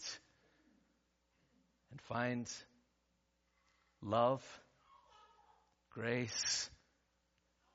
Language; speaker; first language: English; native; English